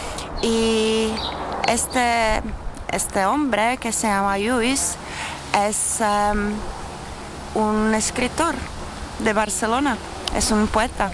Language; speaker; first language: Spanish; non-native, fluent; Czech